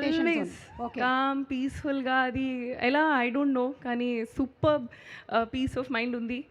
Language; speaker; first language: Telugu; non-native, learner; Hindi